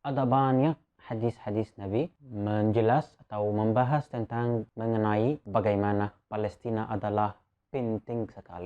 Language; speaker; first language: Indonesian; non-native, fluent; Arabic